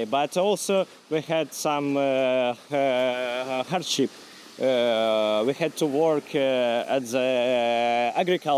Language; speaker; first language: English; non-native, fluent; Russian